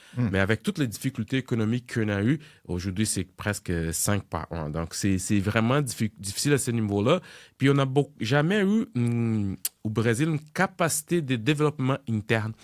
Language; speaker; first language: French; non-native, fluent; Portuguese